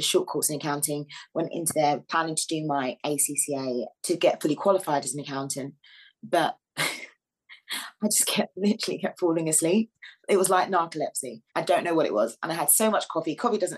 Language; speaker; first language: English; native; English